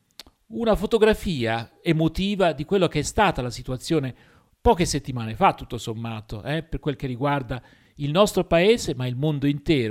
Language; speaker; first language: Italian; native; Italian